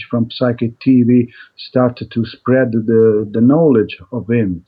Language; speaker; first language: English; non-native, fluent; Italian